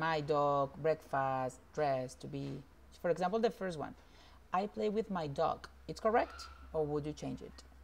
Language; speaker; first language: English; non-native, fluent; Spanish